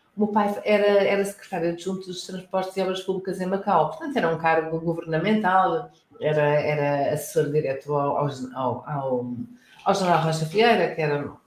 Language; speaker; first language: Portuguese; native; Portuguese